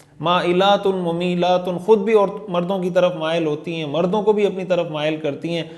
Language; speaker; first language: Urdu; native; Urdu